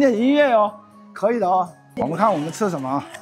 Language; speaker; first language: Chinese; native; Chinese